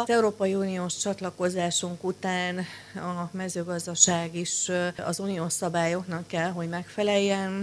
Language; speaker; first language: Hungarian; native; Hungarian